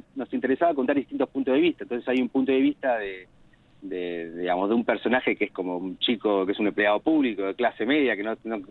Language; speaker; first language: Spanish; native; Spanish